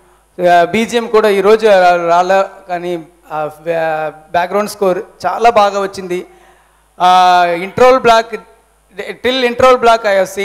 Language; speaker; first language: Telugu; non-native, learner; Tamil